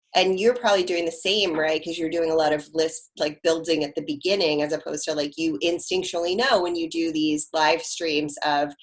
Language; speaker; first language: English; native; English